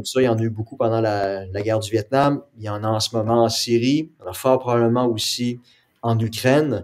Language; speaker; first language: French; native; French